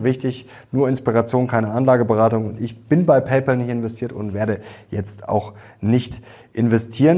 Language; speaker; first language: German; native; German